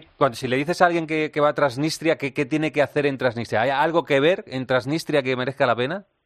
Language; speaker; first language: Spanish; native; Spanish